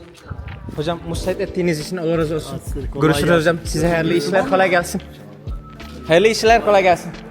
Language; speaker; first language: Turkish; non-native, fluent; Indonesian